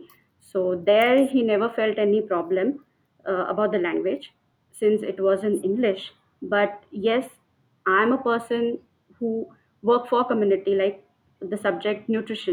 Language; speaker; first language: English; non-native, local second language; Marathi